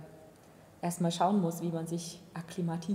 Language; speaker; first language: German; native; German